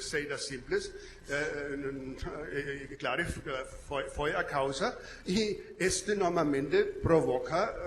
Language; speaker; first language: Portuguese; non-native, learner; German